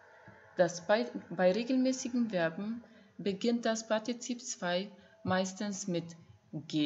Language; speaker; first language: German; non-native, fluent; Albanian